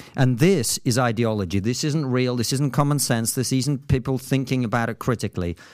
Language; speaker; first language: English; non-native, fluent; Russian